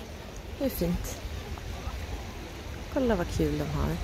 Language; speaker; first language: Swedish; native; Swedish